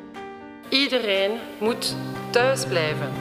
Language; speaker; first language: Dutch; non-native, local second language; French